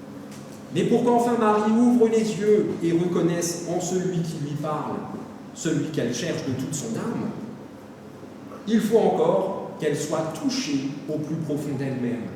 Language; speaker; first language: French; native; French